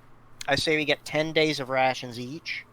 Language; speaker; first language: English; native; English